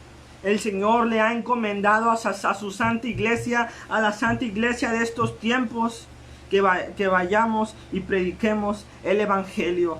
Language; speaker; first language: Spanish; native; Spanish